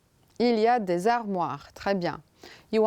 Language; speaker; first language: French; non-native, fluent; Romanian